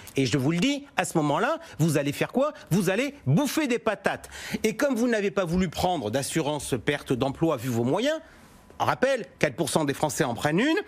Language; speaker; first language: French; native; French